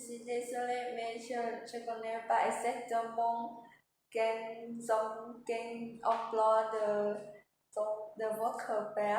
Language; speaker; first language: French; non-native, learner; Vietnamese